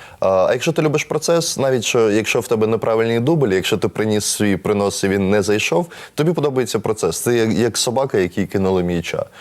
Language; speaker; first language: Ukrainian; non-native, local second language; Russian